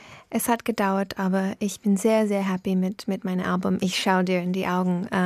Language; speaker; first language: German; non-native, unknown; English